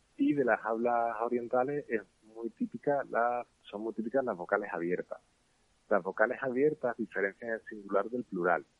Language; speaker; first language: Spanish; native; Spanish